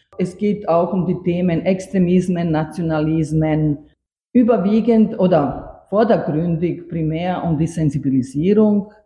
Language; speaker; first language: German; non-native, fluent; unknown